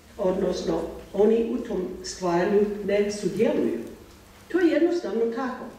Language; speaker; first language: Croatian; non-native, fluent; English